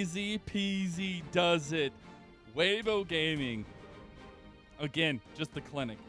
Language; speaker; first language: English; native; English